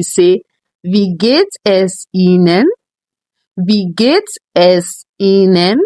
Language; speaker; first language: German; non-native, learner; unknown